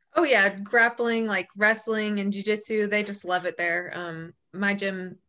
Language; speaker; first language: English; native; English